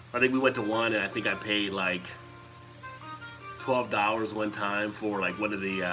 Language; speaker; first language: English; native; English